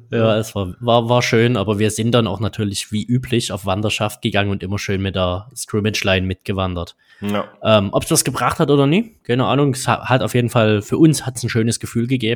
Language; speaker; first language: German; native; German